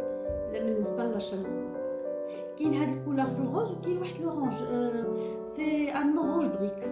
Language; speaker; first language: Arabic; native; Arabic